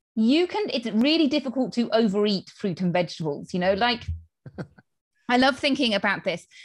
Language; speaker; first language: English; native; English